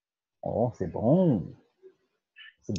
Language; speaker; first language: French; non-native, fluent; Portuguese